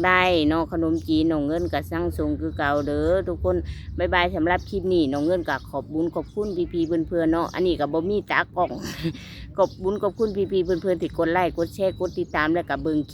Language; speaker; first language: Thai; non-native, local second language; Lao